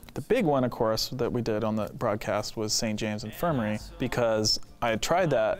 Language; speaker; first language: English; native; English